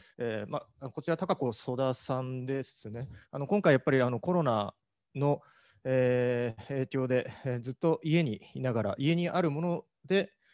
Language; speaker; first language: Japanese; native; Japanese